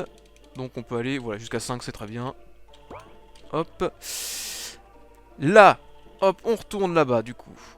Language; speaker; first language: French; native; French